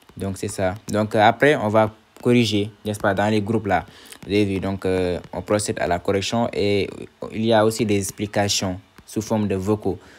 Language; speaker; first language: French; non-native, local second language; Wolof